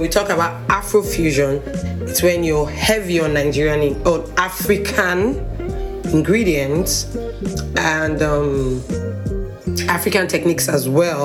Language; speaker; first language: English; non-native, local second language; Igbo